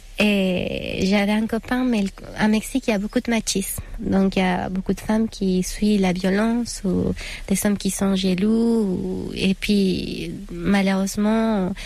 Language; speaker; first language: French; non-native, fluent; Spanish